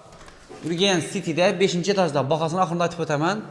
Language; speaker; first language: Uzbek; native; Uzbek